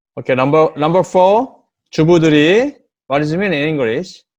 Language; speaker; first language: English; non-native, fluent; Korean